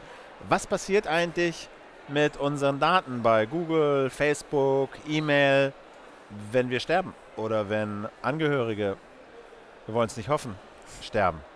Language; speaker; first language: German; native; German